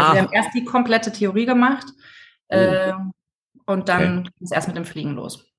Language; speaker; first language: German; native; German